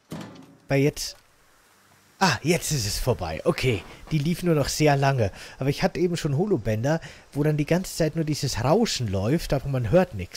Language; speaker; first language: German; native; German